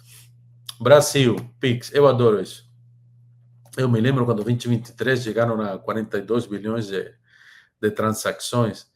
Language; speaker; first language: Portuguese; non-native, fluent; Spanish